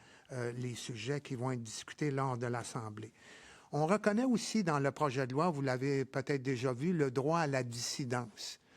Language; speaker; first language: French; native; French